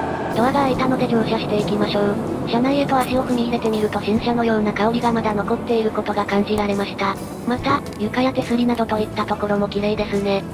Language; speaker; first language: Japanese; native; Japanese